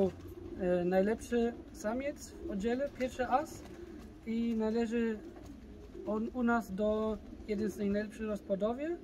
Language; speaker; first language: Polish; early bilingual, heritage; German